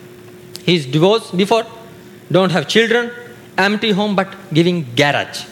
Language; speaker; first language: English; non-native, learner; Urdu